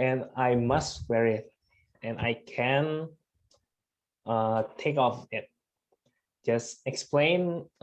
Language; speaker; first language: English; non-native, fluent; Indonesian